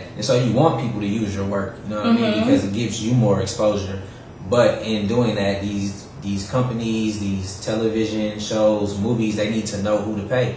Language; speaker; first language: English; native; English